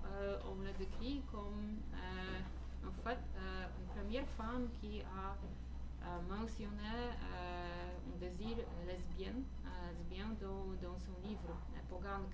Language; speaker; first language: French; non-native, fluent; Polish